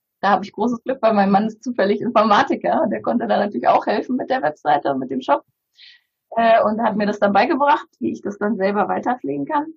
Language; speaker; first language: German; early bilingual, other home language; Bulgarian